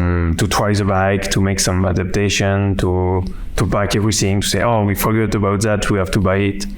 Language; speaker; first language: English; non-native, fluent; French